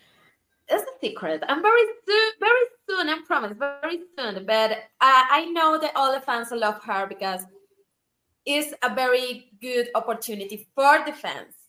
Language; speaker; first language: English; non-native, learner; Spanish